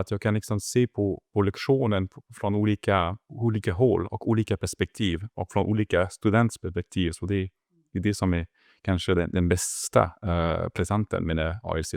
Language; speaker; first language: Swedish; non-native, fluent; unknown